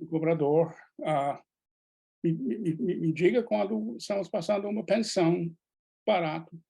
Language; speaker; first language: Portuguese; non-native, fluent; English